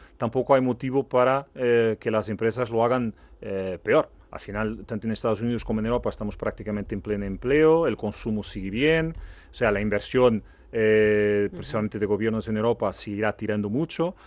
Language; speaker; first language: Spanish; non-native, fluent; Portuguese